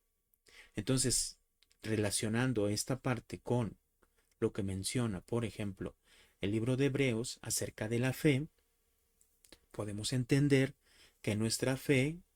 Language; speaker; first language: Spanish; native; Spanish